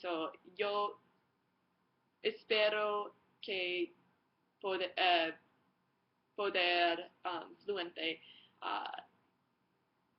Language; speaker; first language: Spanish; non-native, learner; English